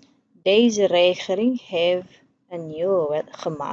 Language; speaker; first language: Dutch; non-native, fluent; Indonesian